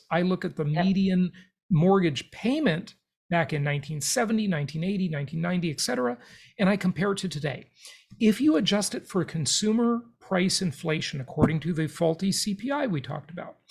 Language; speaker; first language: English; native; English